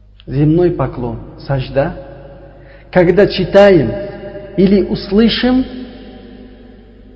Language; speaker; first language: Russian; non-native, learner; Uzbek